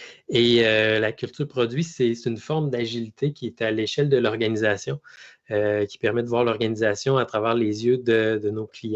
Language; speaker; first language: French; native; French